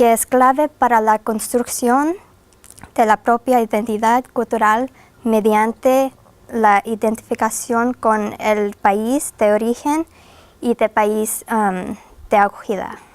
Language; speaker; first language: Spanish; non-native, fluent; English